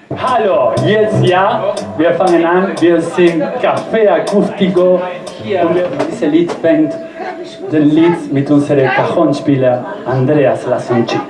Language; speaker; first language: German; non-native, learner; Spanish